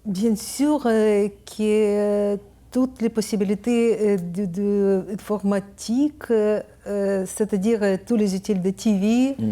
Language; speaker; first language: French; non-native, learner; Ukrainian